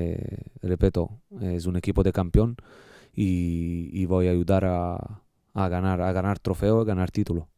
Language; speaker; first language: Spanish; non-native, learner; Italian